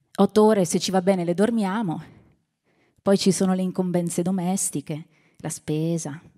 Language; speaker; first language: Italian; native; Italian